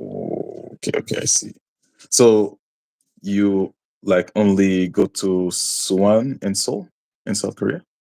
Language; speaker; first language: English; non-native, local second language; French